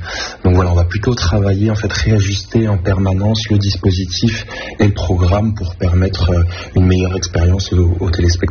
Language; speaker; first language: French; native; French